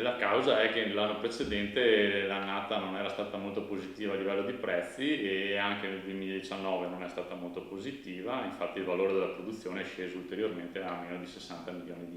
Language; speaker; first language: Italian; native; Italian